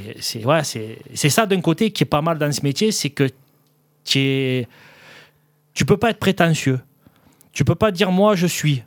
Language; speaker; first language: French; native; French